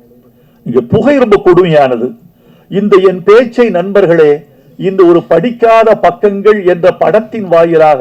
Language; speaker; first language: Tamil; native; Tamil